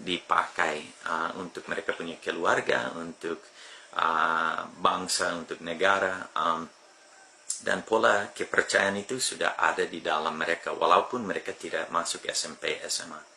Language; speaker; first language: Indonesian; non-native, fluent; English